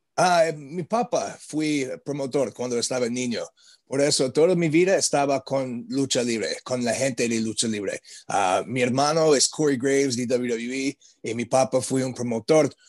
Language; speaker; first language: Spanish; non-native, learner; English